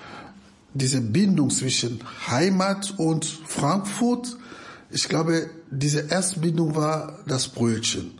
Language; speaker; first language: German; non-native, fluent; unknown